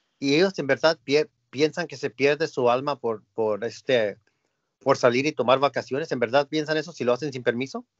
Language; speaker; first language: Spanish; early bilingual, heritage; Spanish